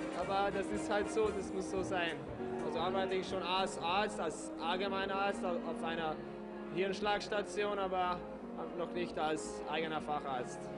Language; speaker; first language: German; non-native, local second language; Hungarian